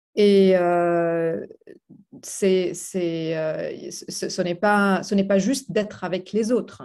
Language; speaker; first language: French; non-native, local second language; Arabic